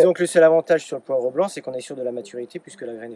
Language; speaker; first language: French; native; French